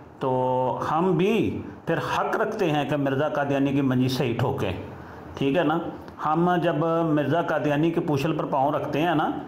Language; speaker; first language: Urdu; non-native, local second language; Punjabi